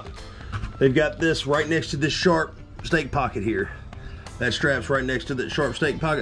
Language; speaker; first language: English; native; English